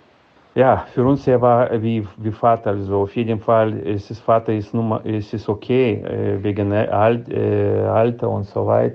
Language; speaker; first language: German; non-native, fluent; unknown